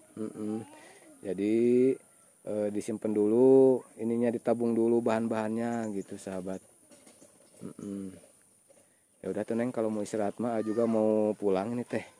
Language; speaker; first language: Indonesian; non-native, local second language; Sundanese